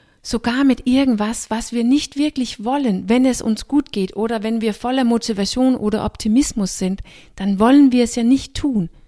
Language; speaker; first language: German; non-native, fluent; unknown